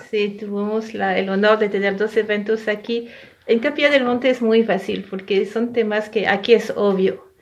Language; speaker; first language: Spanish; non-native, fluent; French